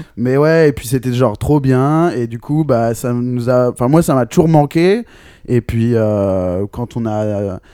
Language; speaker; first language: French; native; French